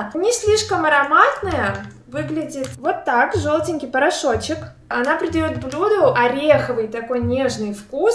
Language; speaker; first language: Russian; native; Russian